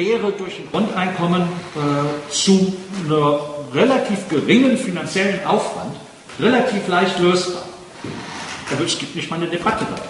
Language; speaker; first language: German; native; German